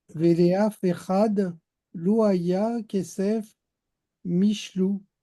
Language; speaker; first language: Hebrew; non-native, learner; French